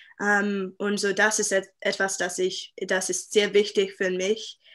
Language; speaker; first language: German; non-native, learner; English